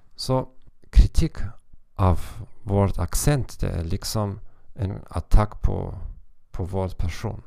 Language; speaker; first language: Swedish; non-native, learner; German